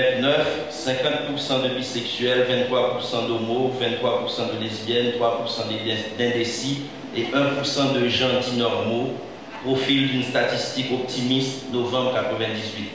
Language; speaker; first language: French; non-native, local second language; Haitian Creole